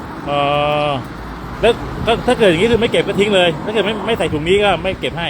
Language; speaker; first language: Thai; native; Thai